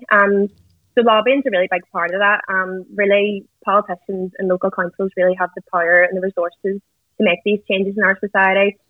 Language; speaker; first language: English; native; English